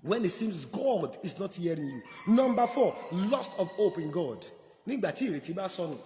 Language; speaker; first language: English; non-native, local second language; Yoruba